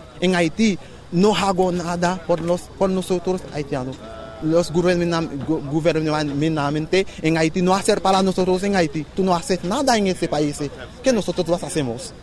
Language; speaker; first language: Portuguese; non-native, learner; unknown